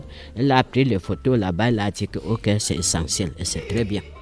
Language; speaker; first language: French; non-native, learner; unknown